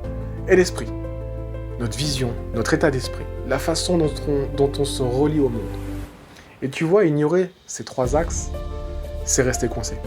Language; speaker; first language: French; native; French